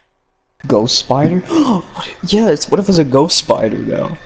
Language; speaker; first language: English; native; English